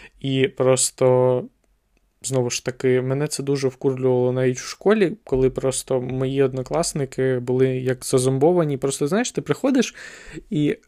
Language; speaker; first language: Ukrainian; native; Ukrainian